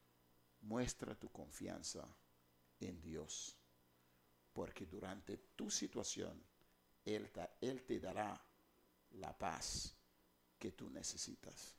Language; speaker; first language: Spanish; non-native, fluent; English